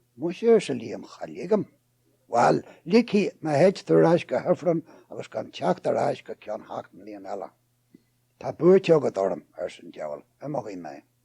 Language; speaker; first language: Irish; native; Irish